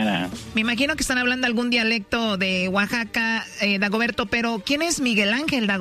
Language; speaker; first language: Spanish; native; Spanish